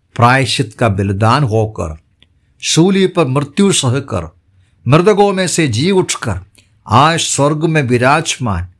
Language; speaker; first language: Hindi; non-native, local second language; Malayalam